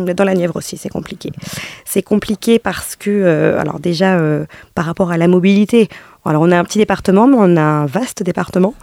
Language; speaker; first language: French; native; French